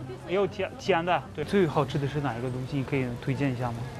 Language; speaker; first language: Chinese; non-native, fluent; Russian